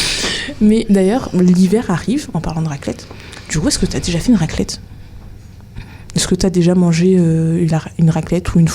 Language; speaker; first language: French; native; French